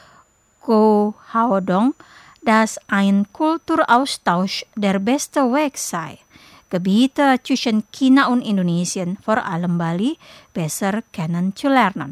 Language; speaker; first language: German; non-native, fluent; Indonesian